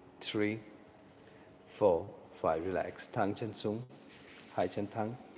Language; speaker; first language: Vietnamese; non-native, learner; Bangla